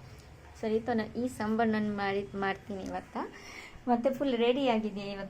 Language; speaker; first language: Kannada; non-native, local second language; Bangla